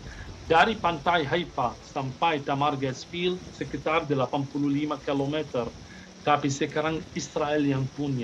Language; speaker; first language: Indonesian; non-native, fluent; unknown